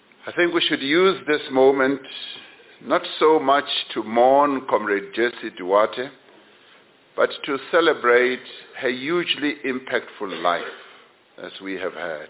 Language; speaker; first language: English; non-native, local second language; Venda